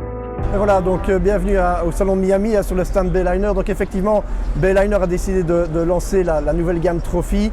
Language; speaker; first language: French; native; French